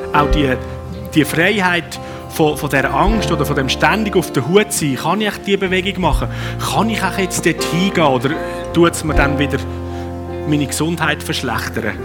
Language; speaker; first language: German; non-native, fluent; Swiss German